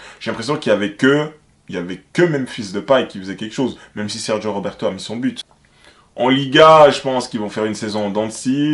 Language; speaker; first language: French; native; French